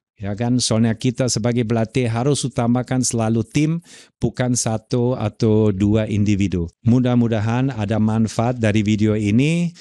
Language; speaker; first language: Indonesian; non-native, fluent; German